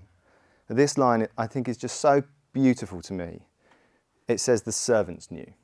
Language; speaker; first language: English; native; English